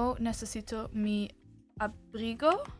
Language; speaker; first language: Spanish; non-native, learner; English